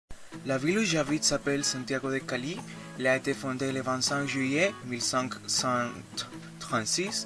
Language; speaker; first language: French; non-native, learner; Spanish